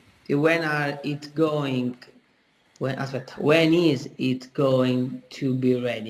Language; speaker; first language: English; non-native, learner; Italian